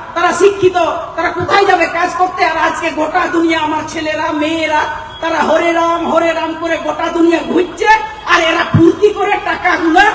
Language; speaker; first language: Bangla; non-native, local second language; Santali